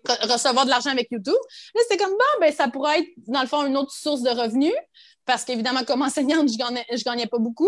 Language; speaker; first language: French; native; French